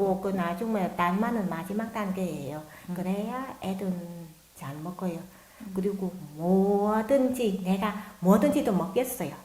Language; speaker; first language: Korean; non-native, learner; Vietnamese